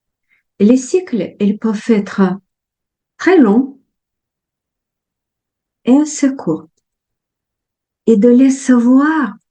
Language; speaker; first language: French; non-native, fluent; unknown